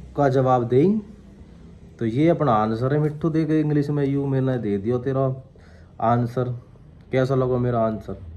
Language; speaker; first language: Hindi; native; Hindi